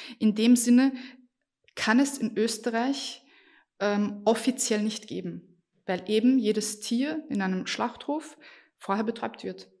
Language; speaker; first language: German; early bilingual, other home language; Bosnian